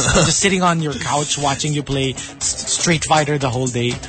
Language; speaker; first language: English; non-native, local second language; Filipino